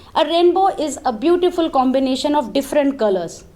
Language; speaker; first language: English; non-native, local second language; Marathi